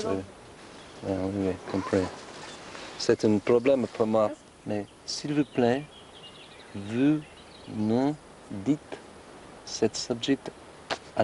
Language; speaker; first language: French; non-native, learner; English